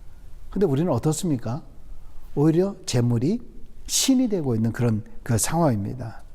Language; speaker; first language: Korean; native; Korean